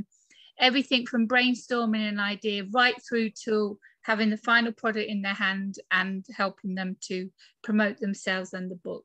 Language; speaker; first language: English; native; English